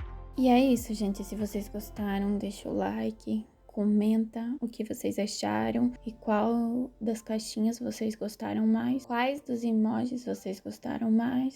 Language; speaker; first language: Portuguese; native; Portuguese